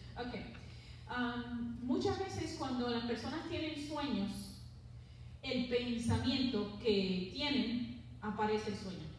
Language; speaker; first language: Spanish; early bilingual, heritage; Spanish